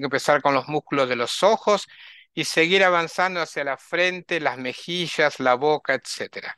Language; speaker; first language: Spanish; native; Spanish